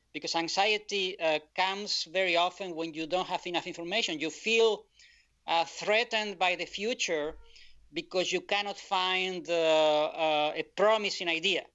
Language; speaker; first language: English; non-native, fluent; Spanish